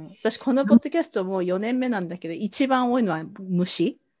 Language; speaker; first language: Japanese; native; Japanese